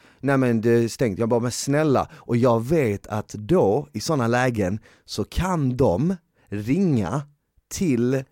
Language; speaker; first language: Swedish; native; Swedish